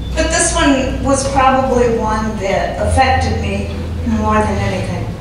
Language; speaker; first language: English; native; English